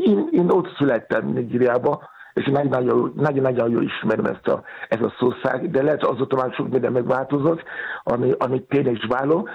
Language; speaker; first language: Hungarian; non-native, fluent; Yoruba